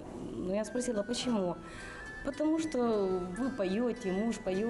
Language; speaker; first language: Russian; non-native, local second language; Romanian